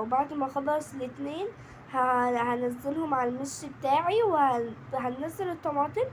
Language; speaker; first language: Arabic; native; Arabic